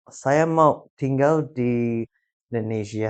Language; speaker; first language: Indonesian; early bilingual, heritage; English